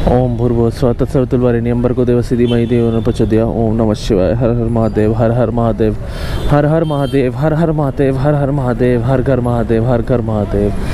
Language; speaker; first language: Hindi; native; Hindi